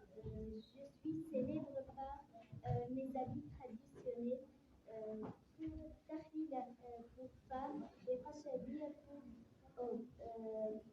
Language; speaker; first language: French; non-native, learner; Arabic